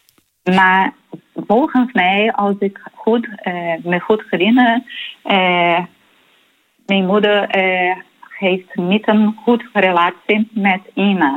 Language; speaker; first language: Dutch; non-native, fluent; Portuguese